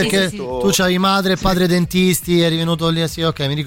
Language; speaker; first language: Italian; native; Italian